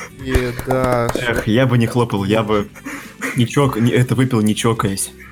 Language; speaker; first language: Russian; native; Russian